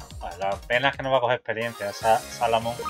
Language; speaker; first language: Spanish; native; Spanish